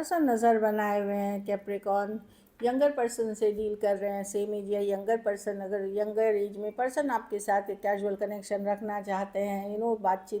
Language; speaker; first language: Hindi; native; Hindi